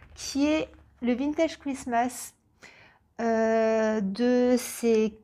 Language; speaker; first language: French; native; French